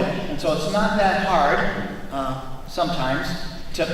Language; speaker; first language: English; native; English